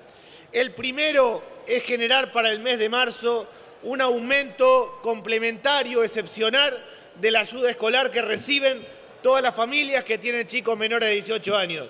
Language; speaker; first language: Spanish; native; Spanish